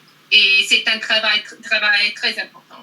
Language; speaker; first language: French; non-native, learner; English